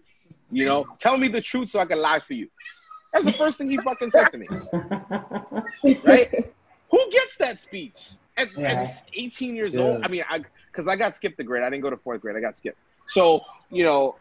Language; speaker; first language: English; native; English